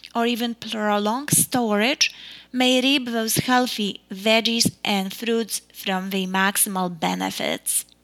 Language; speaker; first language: English; non-native, fluent; Polish